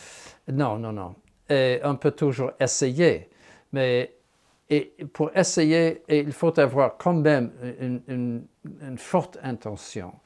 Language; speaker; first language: French; non-native, fluent; English